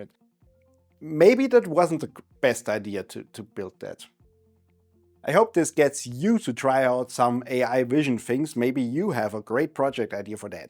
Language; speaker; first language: English; non-native, fluent; German